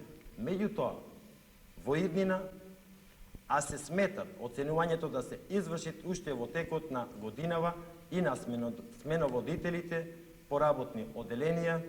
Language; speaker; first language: Macedonian; native; Macedonian